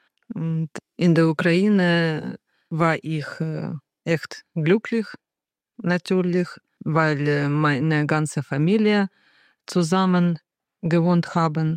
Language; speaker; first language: German; non-native, learner; Ukrainian